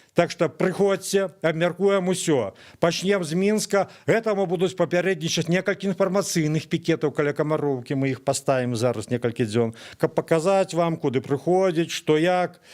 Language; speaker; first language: Belarusian; native; Belarusian